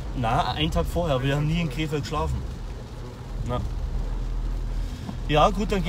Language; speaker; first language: German; native; German